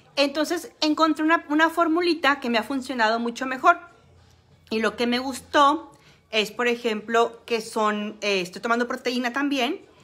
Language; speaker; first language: Spanish; native; Spanish